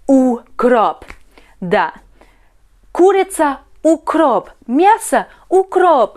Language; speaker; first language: Russian; non-native, learner; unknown